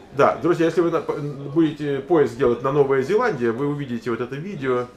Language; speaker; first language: Russian; native; Russian